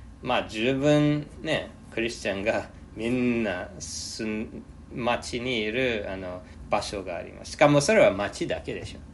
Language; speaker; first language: Japanese; non-native, fluent; English